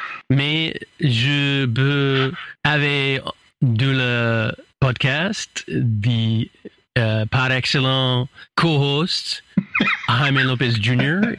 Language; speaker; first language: French; non-native, learner; English